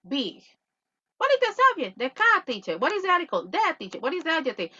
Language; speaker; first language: English; non-native, fluent; Spanish